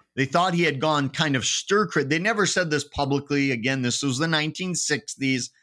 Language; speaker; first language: English; native; English